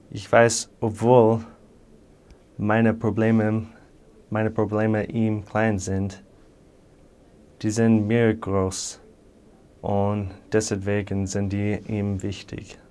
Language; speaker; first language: German; non-native, fluent; English